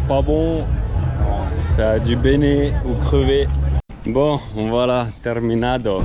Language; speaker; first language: French; native; French